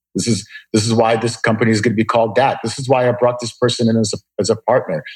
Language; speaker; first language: English; early bilingual, other home language; Russian